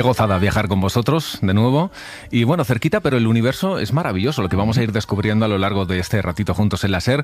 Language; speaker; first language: Spanish; native; Spanish